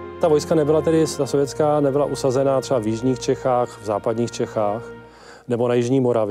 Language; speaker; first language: Czech; native; Czech